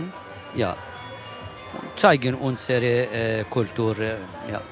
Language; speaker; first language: German; non-native, learner; Kurdish